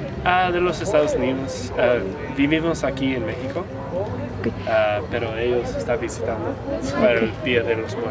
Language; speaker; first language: Spanish; non-native, fluent; English